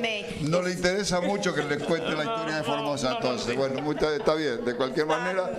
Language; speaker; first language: Spanish; native; Spanish